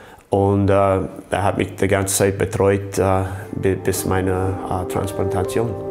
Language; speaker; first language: German; non-native, fluent; English